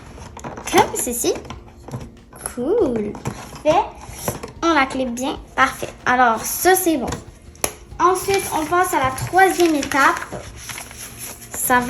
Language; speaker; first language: French; native; French